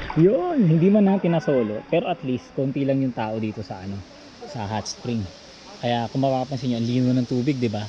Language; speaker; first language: Filipino; native; Filipino